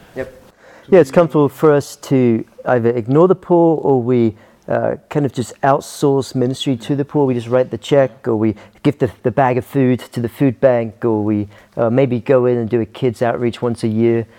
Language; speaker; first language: English; native; English